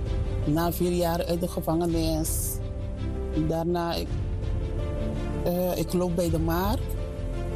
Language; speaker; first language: Dutch; non-native, learner; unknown